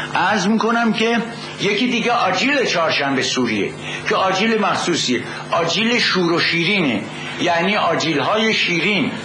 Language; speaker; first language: Persian; native; Persian